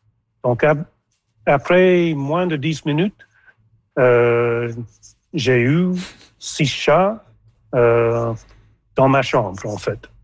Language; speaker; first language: French; non-native, local second language; English